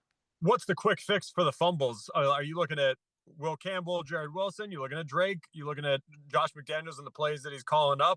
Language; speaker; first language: English; native; English